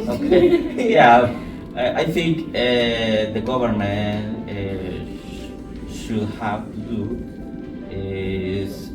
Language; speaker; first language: English; non-native, learner; Spanish